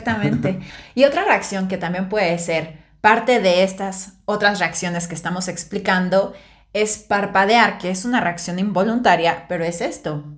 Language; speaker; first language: Spanish; native; Spanish